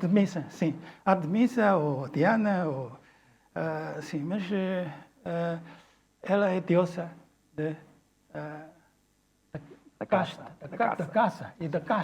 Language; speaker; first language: Portuguese; non-native, fluent; Chinese